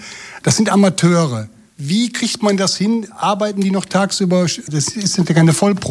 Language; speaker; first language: German; native; German